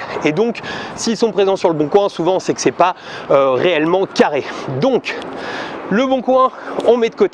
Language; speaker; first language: French; native; French